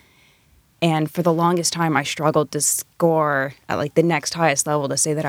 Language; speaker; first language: English; native; English